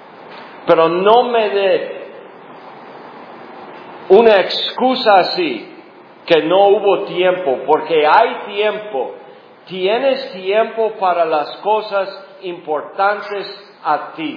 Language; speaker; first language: Spanish; non-native, fluent; English